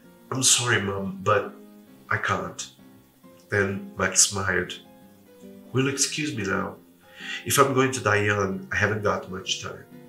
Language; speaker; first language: English; non-native, fluent; Portuguese